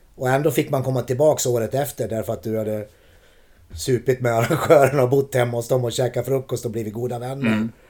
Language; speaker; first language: Swedish; native; Swedish